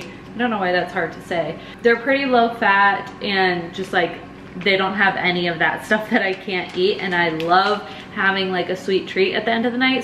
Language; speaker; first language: English; native; English